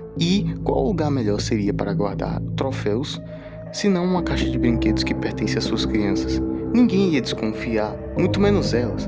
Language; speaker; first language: Portuguese; native; Portuguese